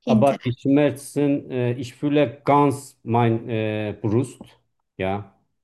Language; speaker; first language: German; non-native, fluent; Turkish